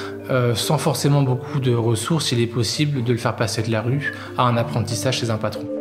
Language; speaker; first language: French; native; French